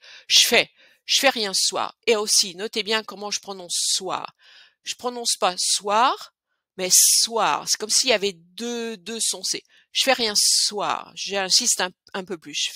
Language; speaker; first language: French; native; French